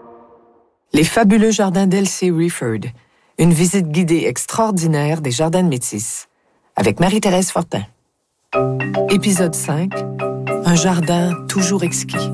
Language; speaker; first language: French; native; French